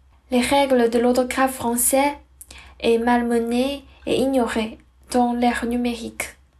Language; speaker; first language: French; non-native, fluent; Chinese